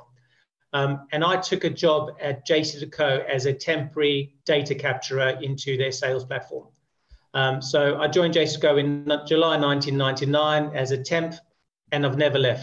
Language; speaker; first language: English; native; English